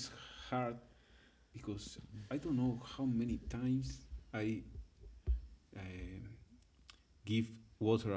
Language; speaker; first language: English; non-native, learner; Spanish